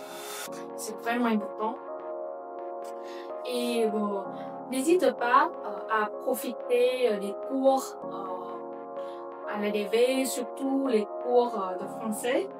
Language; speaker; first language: French; non-native, fluent; Vietnamese